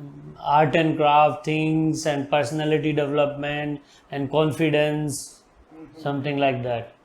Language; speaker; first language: English; non-native, local second language; Hindi